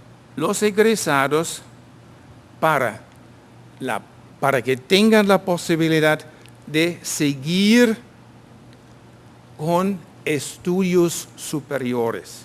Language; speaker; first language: Spanish; non-native, fluent; German